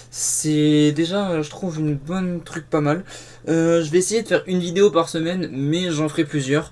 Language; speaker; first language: French; native; French